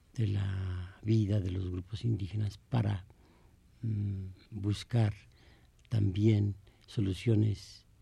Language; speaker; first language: Spanish; native; Spanish